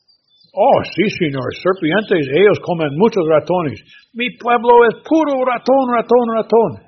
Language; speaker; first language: Spanish; non-native, learner; English